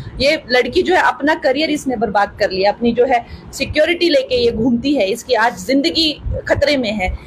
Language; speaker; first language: Hindi; native; Hindi